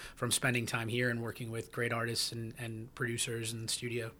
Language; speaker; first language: English; native; English